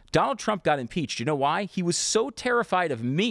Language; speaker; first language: English; native; English